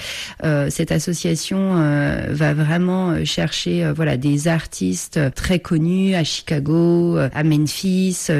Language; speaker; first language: French; native; French